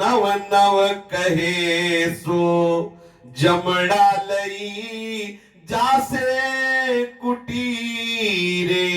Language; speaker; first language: Hindi; native; Hindi